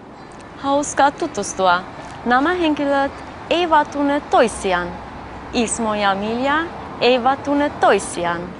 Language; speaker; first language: Finnish; non-native, fluent; Albanian